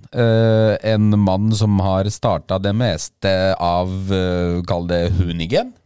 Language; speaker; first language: Norwegian; early bilingual, other home language; Polish